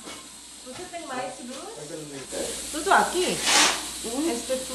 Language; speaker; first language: Portuguese; non-native, learner; Korean